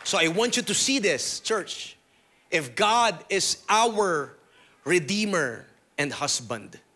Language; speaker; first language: English; non-native, local second language; Filipino